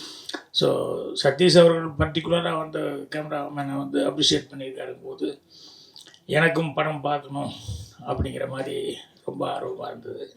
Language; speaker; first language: Tamil; native; Tamil